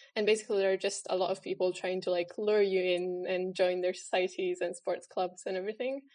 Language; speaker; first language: English; non-native, fluent; Italian